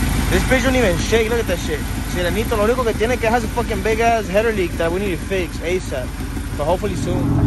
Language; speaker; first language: English; early bilingual, other home language; Spanish